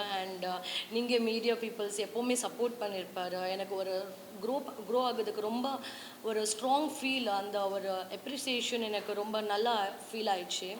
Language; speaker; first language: Tamil; non-native, learner; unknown